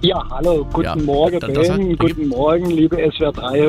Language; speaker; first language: German; native; German